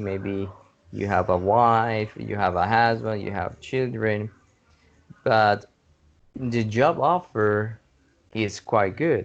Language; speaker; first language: English; non-native, fluent; Spanish